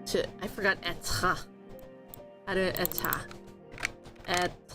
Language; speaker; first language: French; non-native, learner; English